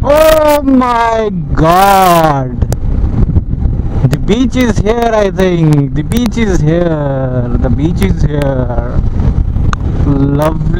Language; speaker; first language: English; non-native, local second language; Hindi